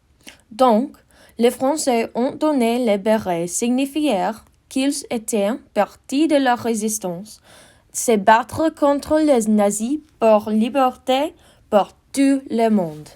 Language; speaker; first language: French; non-native, learner; English